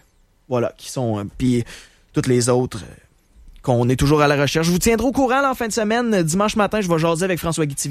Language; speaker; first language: French; native; French